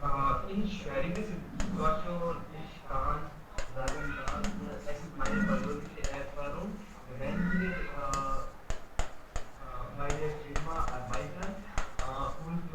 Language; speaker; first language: German; non-native, learner; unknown